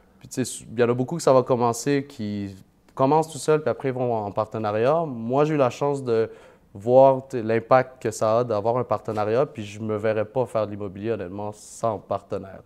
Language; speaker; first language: French; early bilingual, other home language; Vietnamese